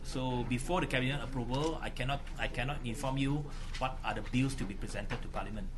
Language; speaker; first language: English; non-native, local second language; Malay